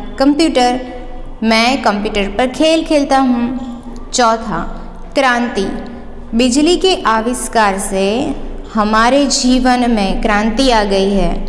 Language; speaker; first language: Hindi; non-native, local second language; Gujarati